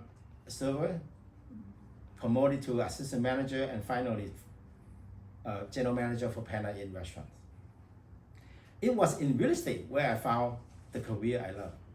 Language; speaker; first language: English; non-native, fluent; Vietnamese